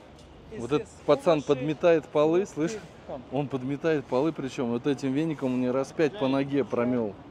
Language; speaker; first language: Russian; native; Russian